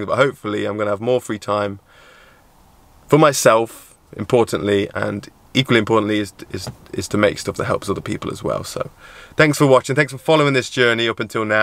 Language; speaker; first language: English; native; English